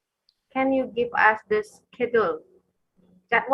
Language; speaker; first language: English; non-native, learner; Indonesian